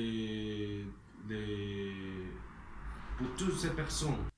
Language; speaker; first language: French; non-native, learner; Spanish